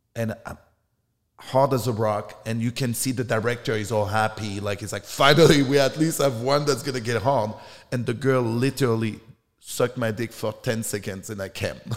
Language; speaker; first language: English; non-native, fluent; French